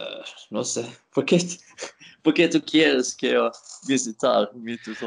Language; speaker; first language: Spanish; non-native, learner; Swedish